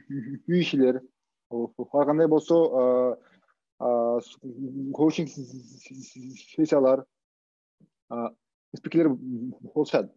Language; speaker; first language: Kyrgyz; non-native, local second language; Russian